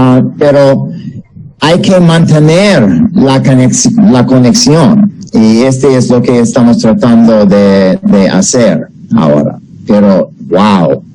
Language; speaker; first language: Spanish; non-native, fluent; English